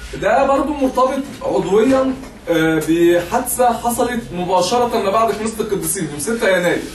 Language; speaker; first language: Arabic; native; Arabic